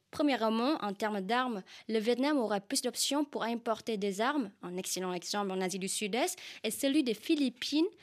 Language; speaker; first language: French; non-native, fluent; Vietnamese